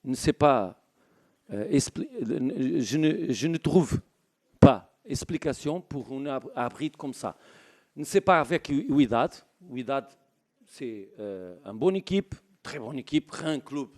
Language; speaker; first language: French; non-native, learner; Portuguese